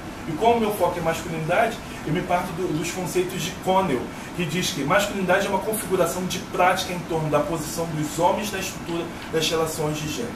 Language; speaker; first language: Portuguese; native; Portuguese